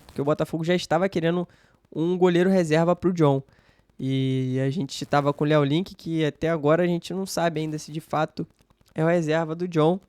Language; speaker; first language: Portuguese; native; Portuguese